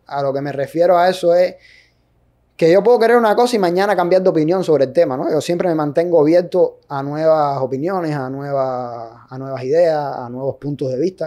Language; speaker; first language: Spanish; native; Spanish